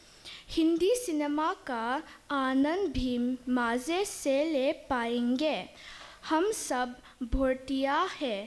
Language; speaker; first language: Hindi; non-native, local second language; Mizo